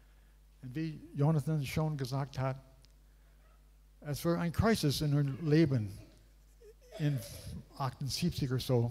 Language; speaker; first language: German; non-native, learner; English